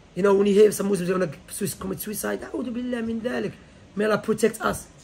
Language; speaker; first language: English; non-native, fluent; Arabic